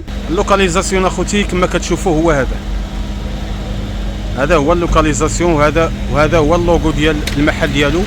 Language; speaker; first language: Arabic; native; Arabic